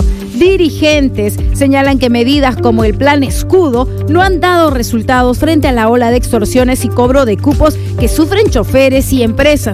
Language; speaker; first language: Spanish; native; Spanish